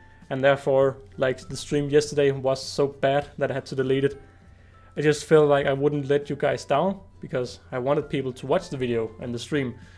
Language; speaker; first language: English; non-native, fluent; Danish